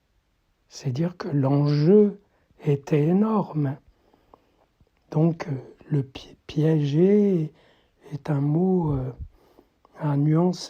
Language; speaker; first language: French; native; French